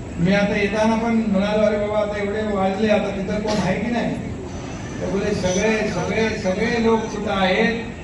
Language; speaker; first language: Marathi; native; Marathi